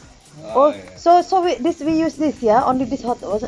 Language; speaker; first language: English; non-native, learner; Indonesian